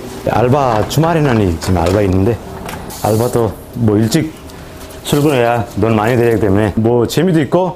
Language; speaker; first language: Korean; non-native, fluent; Nepali